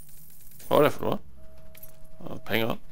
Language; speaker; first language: Swedish; non-native, learner; Norwegian